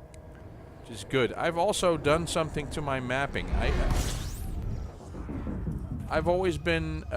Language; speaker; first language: English; native; English